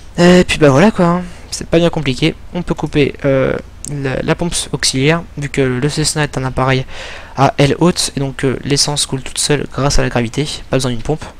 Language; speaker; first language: French; native; French